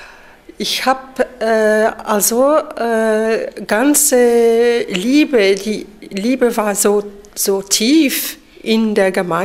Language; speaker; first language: German; non-native, learner; French